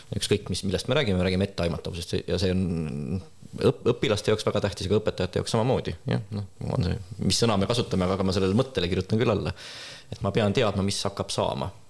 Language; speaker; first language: Estonian; native; Estonian